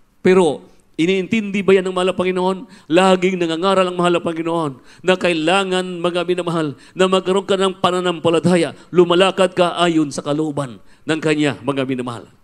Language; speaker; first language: Filipino; non-native, local second language; Cebuano